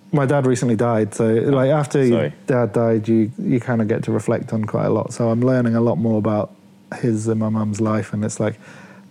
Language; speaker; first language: English; native; English